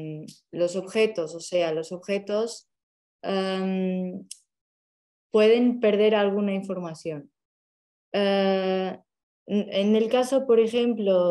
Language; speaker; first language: Spanish; non-native, fluent; Portuguese